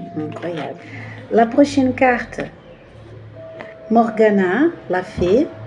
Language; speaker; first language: French; non-native, learner; Portuguese